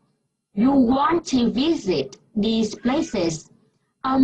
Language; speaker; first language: English; non-native, fluent; Vietnamese